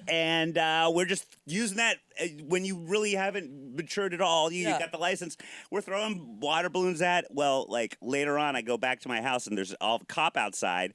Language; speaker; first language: English; native; English